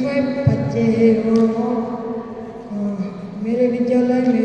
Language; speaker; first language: Hindi; non-native, local second language; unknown